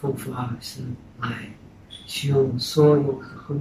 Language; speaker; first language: Chinese; non-native, fluent; Czech